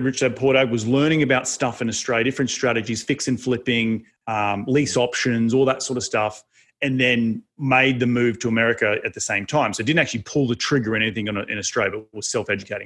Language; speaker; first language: English; native; English